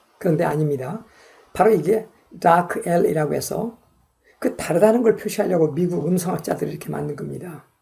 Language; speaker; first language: Korean; native; Korean